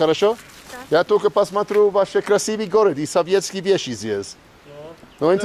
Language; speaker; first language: Russian; non-native, learner; English